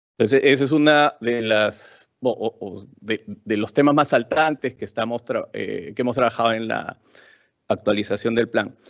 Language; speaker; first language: Spanish; native; Spanish